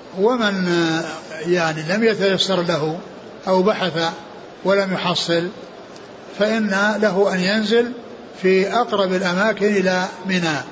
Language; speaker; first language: Arabic; native; Arabic